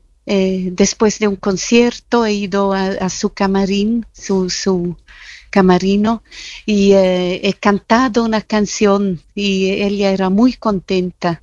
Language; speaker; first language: Spanish; non-native, fluent; German